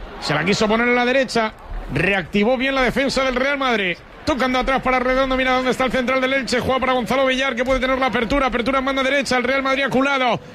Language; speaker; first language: Spanish; native; Spanish